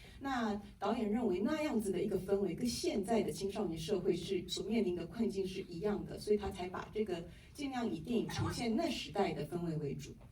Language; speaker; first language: Chinese; native; Chinese